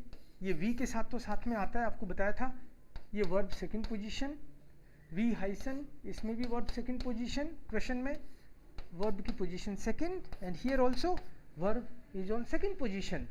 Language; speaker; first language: Hindi; native; Hindi